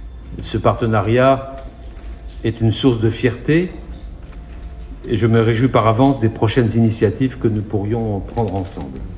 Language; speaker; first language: French; native; French